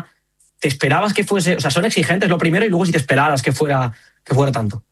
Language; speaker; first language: Spanish; native; Spanish